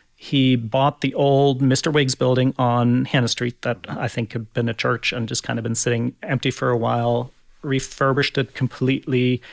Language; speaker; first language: English; non-native, fluent; German